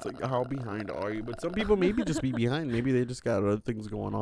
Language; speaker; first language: English; native; English